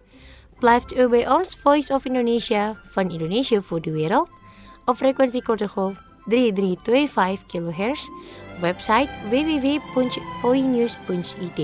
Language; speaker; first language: Dutch; non-native, learner; Indonesian